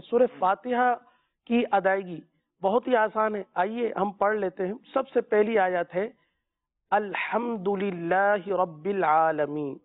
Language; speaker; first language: Urdu; native; Urdu